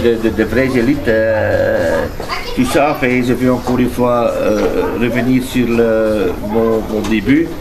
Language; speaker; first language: French; non-native, learner; Dutch